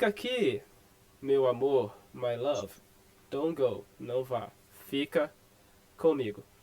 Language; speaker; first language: Portuguese; non-native, fluent; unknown